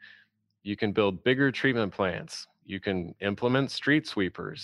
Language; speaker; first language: English; native; English